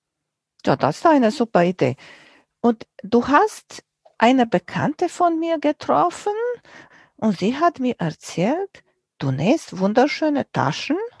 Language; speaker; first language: German; non-native, fluent; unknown